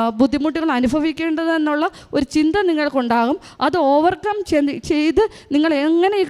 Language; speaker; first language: Malayalam; native; Malayalam